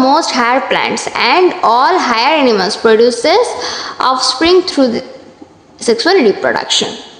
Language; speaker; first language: English; non-native, local second language; Bangla